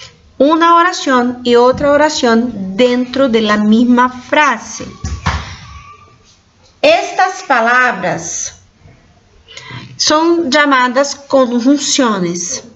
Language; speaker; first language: Spanish; non-native, fluent; Portuguese